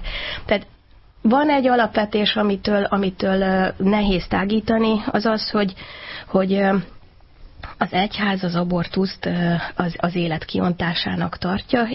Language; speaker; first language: Hungarian; native; Hungarian